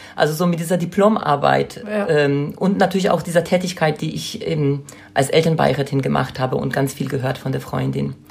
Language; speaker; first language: German; non-native, fluent; Polish